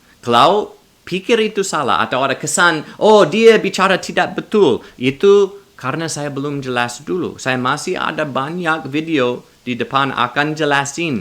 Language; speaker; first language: Indonesian; non-native, learner; English